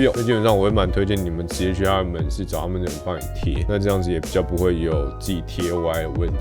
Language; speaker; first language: Chinese; native; Chinese